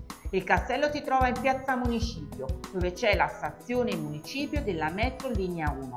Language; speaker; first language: Italian; native; Italian